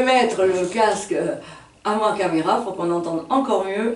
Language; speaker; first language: French; native; French